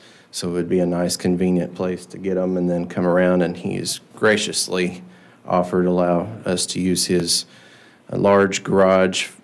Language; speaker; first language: English; native; English